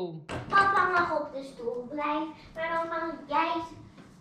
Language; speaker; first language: Dutch; early bilingual, heritage; Dutch